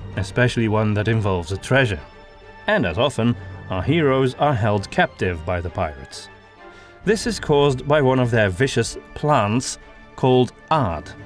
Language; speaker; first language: English; non-native, fluent; Dutch